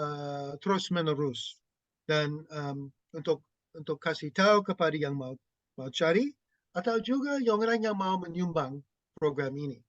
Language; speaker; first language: Indonesian; non-native, fluent; English